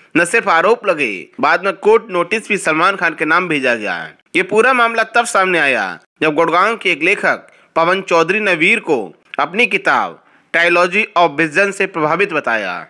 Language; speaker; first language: Hindi; native; Hindi